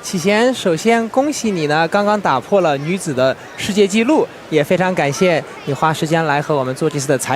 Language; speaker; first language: Chinese; native; Chinese